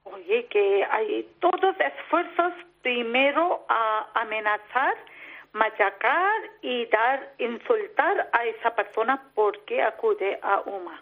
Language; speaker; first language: Spanish; non-native, learner; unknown